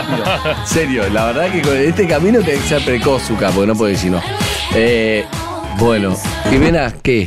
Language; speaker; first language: Spanish; native; Spanish